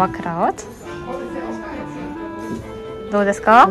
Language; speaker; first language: Japanese; non-native, learner; German